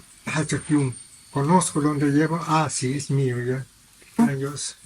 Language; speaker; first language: Spanish; non-native, local second language; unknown